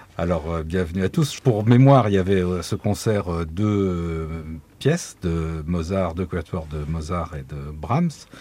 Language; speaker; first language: French; native; French